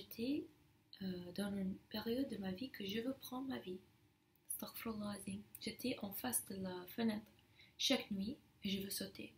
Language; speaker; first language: French; non-native, fluent; English